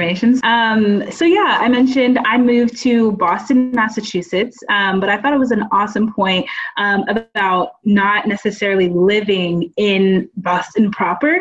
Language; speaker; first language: English; native; English